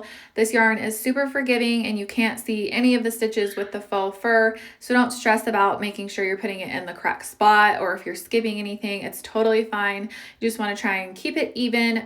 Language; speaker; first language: English; native; English